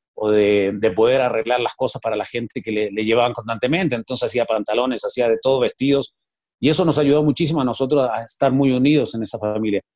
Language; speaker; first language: Spanish; native; Spanish